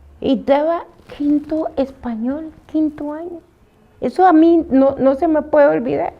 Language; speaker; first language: Spanish; non-native, local second language; English